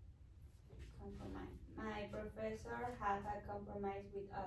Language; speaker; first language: English; non-native, learner; Spanish